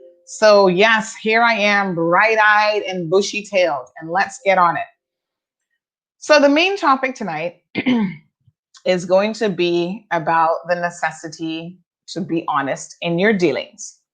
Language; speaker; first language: English; native; English